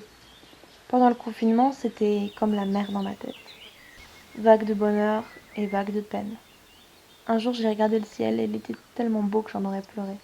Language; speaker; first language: French; native; French